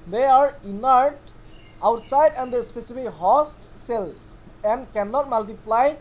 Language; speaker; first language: English; non-native, local second language; Assamese